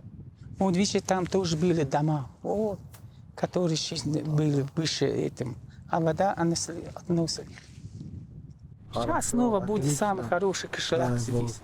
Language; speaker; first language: Russian; non-native, local second language; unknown